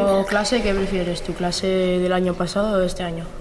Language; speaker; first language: Spanish; non-native, local second language; Catalan